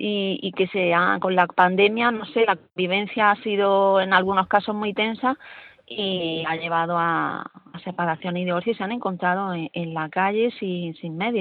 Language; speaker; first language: Spanish; native; Spanish